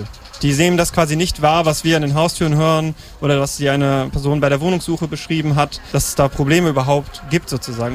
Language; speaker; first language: German; native; German